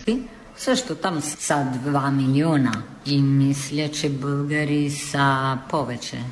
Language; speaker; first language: Bulgarian; non-native, fluent; Italian